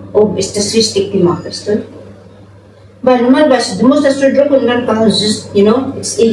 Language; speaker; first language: German; non-native, learner; Filipino